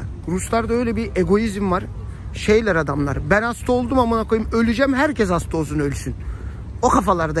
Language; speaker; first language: Turkish; native; Turkish